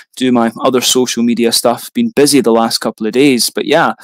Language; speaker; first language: English; native; English